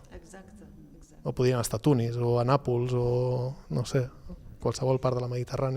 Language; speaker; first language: Catalan; native; Catalan